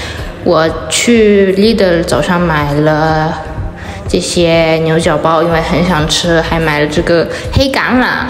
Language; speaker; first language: Chinese; early bilingual, heritage; Chinese